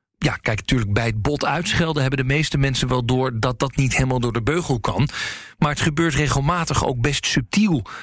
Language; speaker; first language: Dutch; native; Dutch